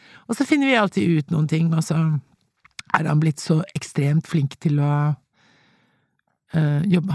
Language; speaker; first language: Norwegian; native; Norwegian